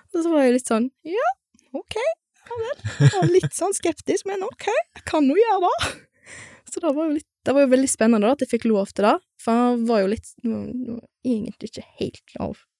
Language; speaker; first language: Norwegian; native; Norwegian